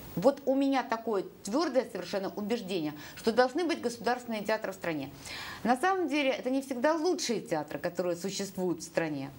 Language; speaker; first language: Russian; native; Russian